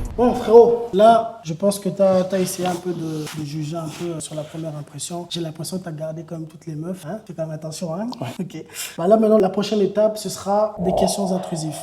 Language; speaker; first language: French; native; French